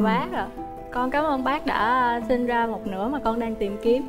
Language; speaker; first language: Vietnamese; native; Vietnamese